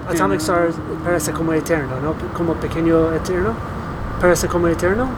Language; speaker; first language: Spanish; non-native, learner; English